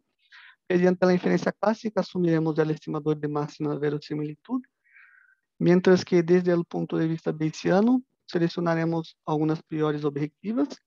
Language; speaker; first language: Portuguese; non-native, learner; Spanish